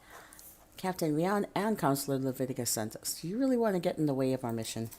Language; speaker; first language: English; native; English